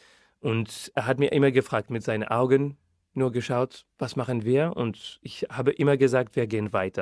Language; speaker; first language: German; non-native, fluent; French